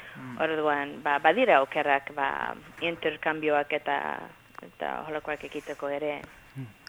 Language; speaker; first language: Basque; early bilingual, heritage; Basque